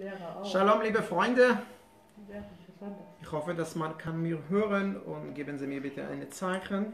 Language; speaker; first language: German; non-native, fluent; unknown